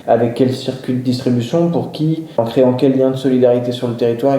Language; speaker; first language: French; native; French